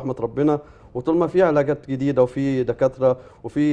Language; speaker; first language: Arabic; native; Arabic